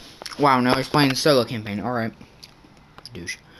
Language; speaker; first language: English; native; English